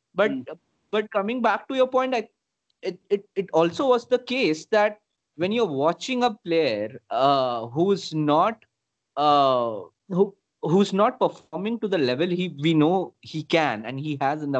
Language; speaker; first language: English; non-native, local second language; Hindi